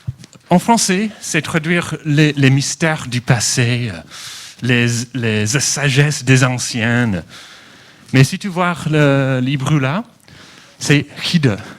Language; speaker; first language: French; non-native, fluent; English